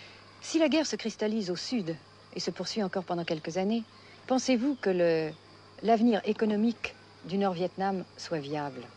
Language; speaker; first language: French; native; French